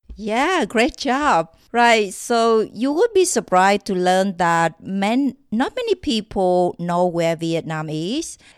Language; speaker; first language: English; non-native, fluent; Vietnamese